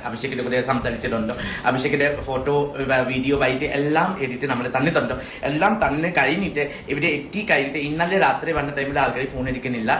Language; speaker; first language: Malayalam; non-native, fluent; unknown